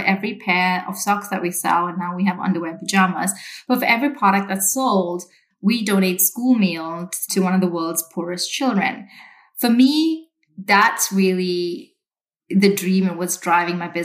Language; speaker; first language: English; non-native, local second language; Sinhala